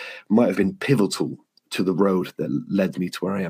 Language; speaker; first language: English; native; English